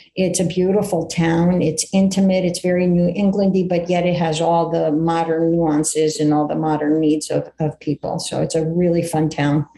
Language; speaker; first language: English; early bilingual, other home language; Greek